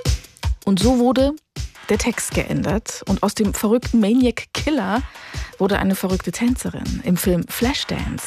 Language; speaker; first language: German; native; German